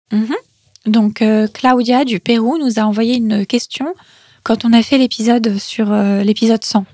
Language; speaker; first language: French; native; French